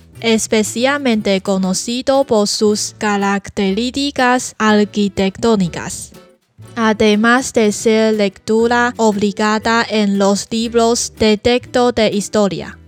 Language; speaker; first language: Spanish; non-native, learner; Chinese